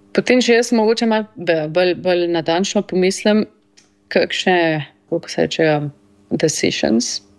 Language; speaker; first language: Slovenian; early bilingual, heritage; Slovenian